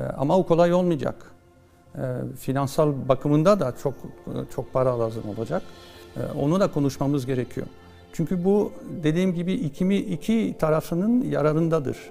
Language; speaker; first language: Turkish; non-native, fluent; French